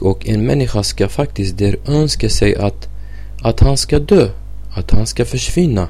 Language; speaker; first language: Swedish; non-native, fluent; Arabic